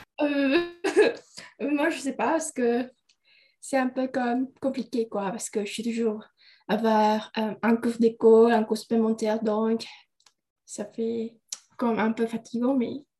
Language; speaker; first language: French; non-native, learner; Indonesian